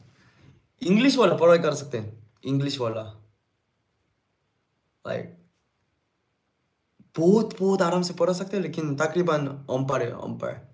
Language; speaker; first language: English; non-native, fluent; Korean